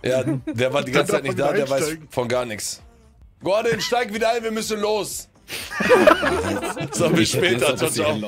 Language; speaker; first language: German; native; German